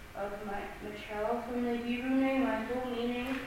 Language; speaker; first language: English; non-native, fluent; Chinese